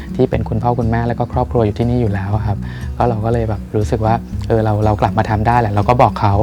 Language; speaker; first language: Thai; native; Thai